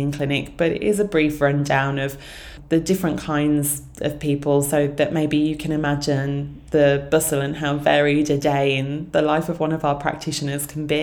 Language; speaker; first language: English; native; English